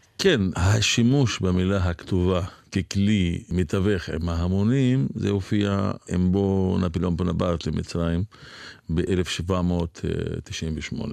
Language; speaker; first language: Hebrew; non-native, local second language; Arabic